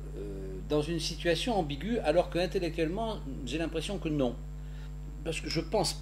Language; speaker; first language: French; native; French